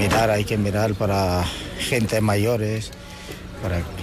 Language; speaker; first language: Spanish; non-native, learner; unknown